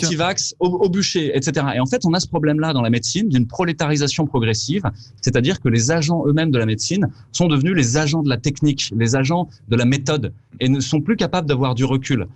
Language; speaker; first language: French; native; French